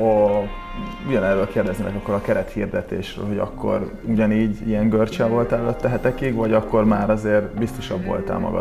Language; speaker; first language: Hungarian; native; Hungarian